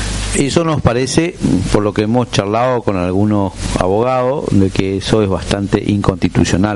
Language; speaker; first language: Spanish; native; Spanish